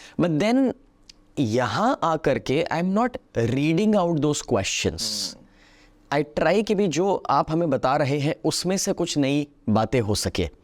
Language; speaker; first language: Hindi; non-native, local second language; Gujarati